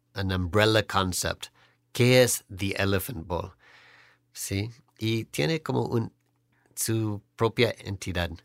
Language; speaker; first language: Spanish; non-native, fluent; English